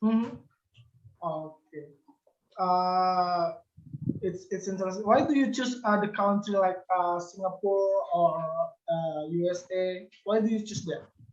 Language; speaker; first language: English; non-native, learner; Indonesian